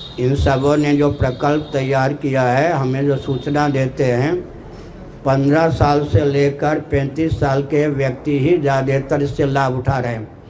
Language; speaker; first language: Hindi; non-native, local second language; Maithili